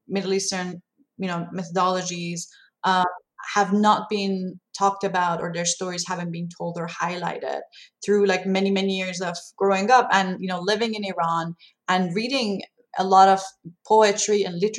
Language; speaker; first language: English; non-native, fluent; Persian